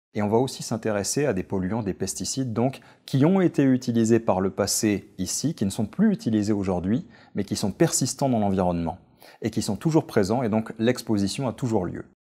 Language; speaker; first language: French; native; French